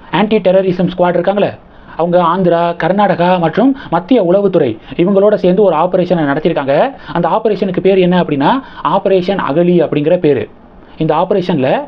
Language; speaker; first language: Tamil; native; Tamil